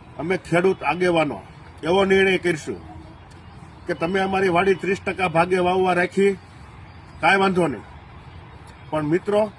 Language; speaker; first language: Gujarati; native; Gujarati